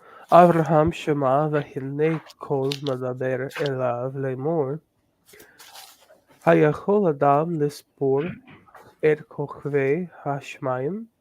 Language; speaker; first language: Hebrew; non-native, learner; English